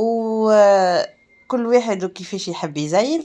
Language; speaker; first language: Arabic; native; Arabic